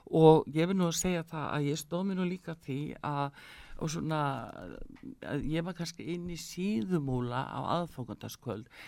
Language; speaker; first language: Icelandic; early bilingual, heritage; Icelandic